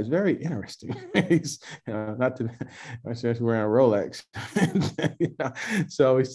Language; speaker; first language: English; native; English